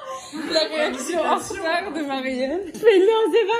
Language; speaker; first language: French; native; French